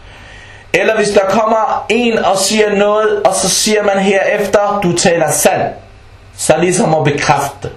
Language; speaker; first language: Danish; early bilingual, other home language; Arabic